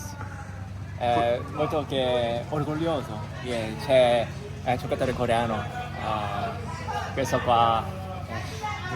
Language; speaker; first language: Italian; non-native, learner; Korean